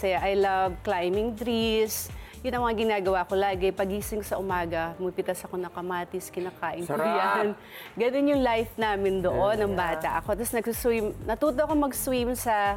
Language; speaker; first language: Filipino; native; Filipino